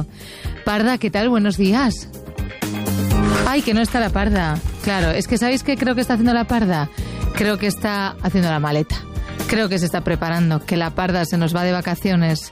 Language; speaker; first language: Spanish; native; Spanish